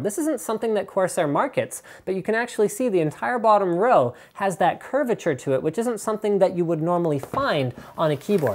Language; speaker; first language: English; native; English